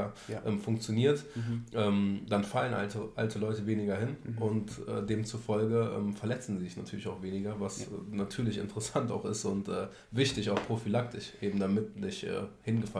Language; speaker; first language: German; native; German